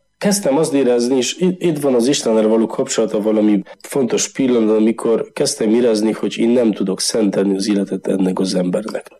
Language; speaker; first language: Hungarian; non-native, learner; Polish